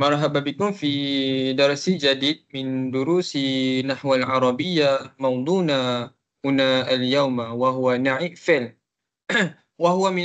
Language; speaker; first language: Arabic; non-native, learner; Malay